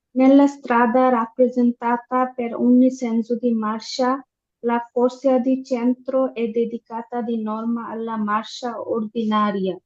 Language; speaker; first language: Italian; non-native, learner; Bangla